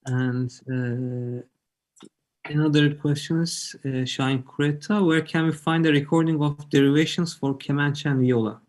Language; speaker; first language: English; non-native, fluent; Turkish